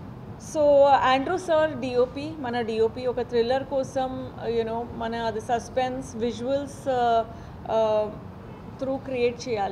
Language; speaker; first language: Telugu; non-native, fluent; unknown